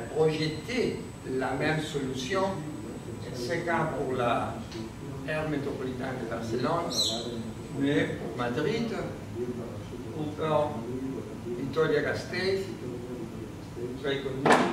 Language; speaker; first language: French; non-native, learner; Spanish